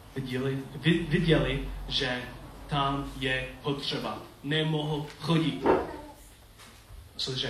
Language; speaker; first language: Czech; non-native, learner; English